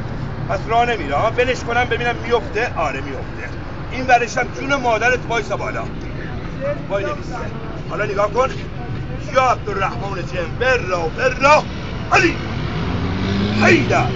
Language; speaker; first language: Persian; native; Persian